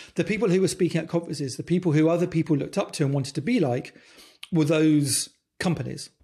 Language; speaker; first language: English; native; English